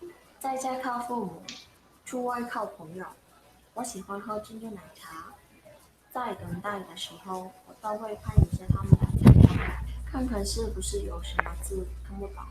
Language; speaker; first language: Chinese; non-native, fluent; Mongolian